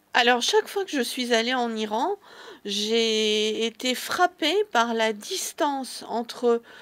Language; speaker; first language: French; early bilingual, other home language; Persian